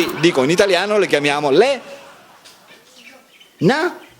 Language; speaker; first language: Italian; native; Italian